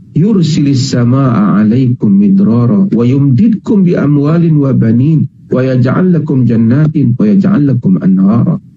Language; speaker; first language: Malay; native; Malay